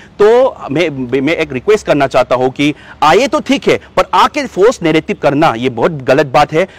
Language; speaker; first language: Hindi; non-native, local second language; Manipuri